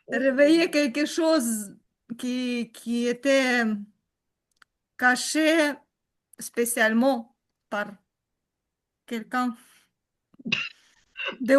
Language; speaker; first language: French; non-native, learner; Ukrainian